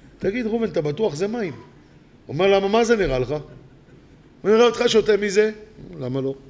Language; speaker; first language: Hebrew; native; Hebrew